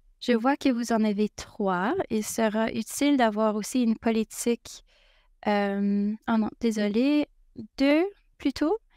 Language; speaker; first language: French; native; French